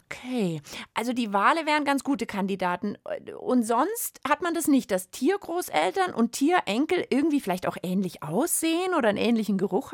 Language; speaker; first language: German; native; German